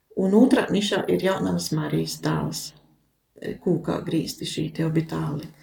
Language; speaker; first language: Latvian; native; Latvian